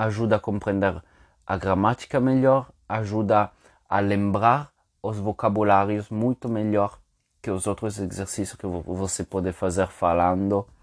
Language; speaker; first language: Portuguese; non-native, fluent; Spanish